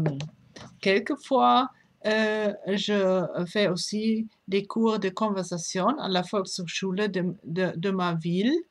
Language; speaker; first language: French; non-native, fluent; German